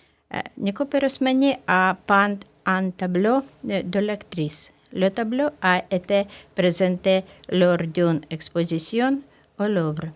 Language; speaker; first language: French; non-native, learner; Russian